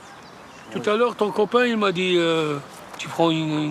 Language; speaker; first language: French; non-native, local second language; Arabic